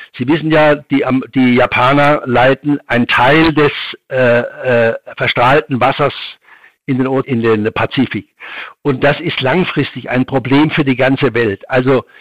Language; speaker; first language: German; native; German